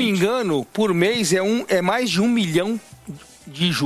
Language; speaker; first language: Portuguese; native; Portuguese